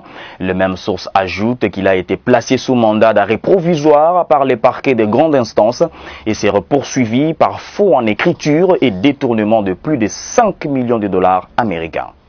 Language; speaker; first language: French; native; French